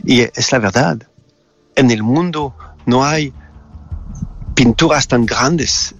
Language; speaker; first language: Spanish; non-native, fluent; French